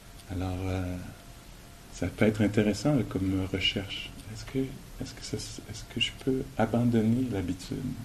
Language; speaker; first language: French; native; French